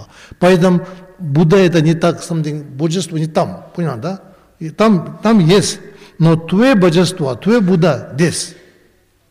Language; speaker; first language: Russian; non-native, learner; Tibetan